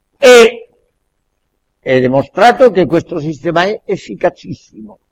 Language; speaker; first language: Italian; non-native, fluent; Spanish